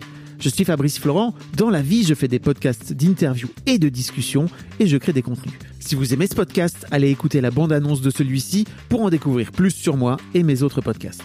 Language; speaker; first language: French; native; French